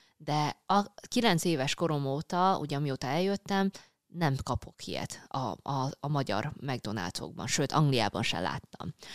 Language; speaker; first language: Hungarian; early bilingual, other home language; Chinese